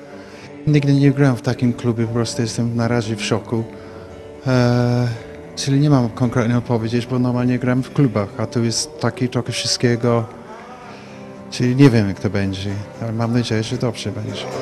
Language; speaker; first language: Polish; non-native, fluent; English